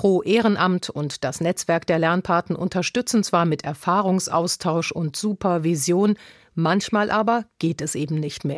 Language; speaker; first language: German; native; German